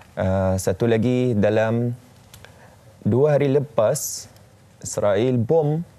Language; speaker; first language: Indonesian; non-native, fluent; Arabic